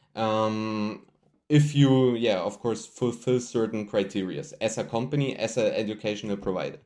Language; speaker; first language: English; non-native, fluent; German